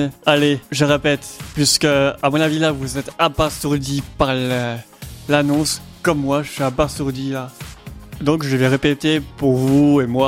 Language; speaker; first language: French; native; French